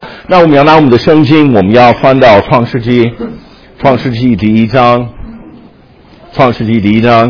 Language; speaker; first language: Chinese; non-native, fluent; English